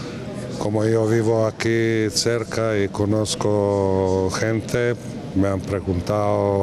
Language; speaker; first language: Spanish; non-native, fluent; Croatian